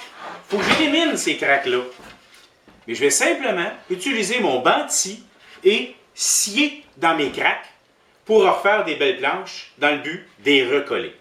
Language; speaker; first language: French; native; French